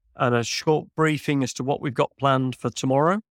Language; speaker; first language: English; native; English